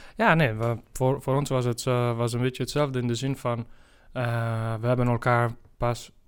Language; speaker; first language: Dutch; non-native, fluent; Italian